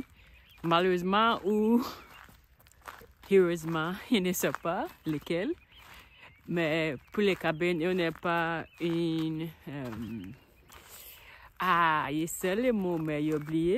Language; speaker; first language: French; non-native, learner; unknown